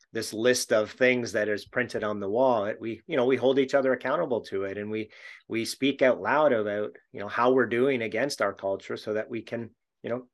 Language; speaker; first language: English; native; English